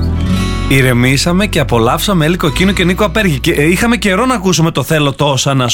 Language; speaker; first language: Greek; native; Greek